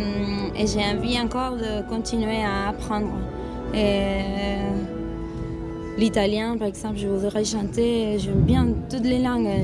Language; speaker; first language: French; non-native, fluent; Spanish